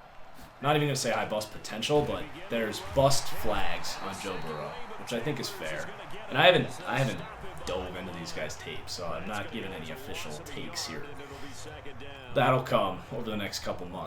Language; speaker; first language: English; native; English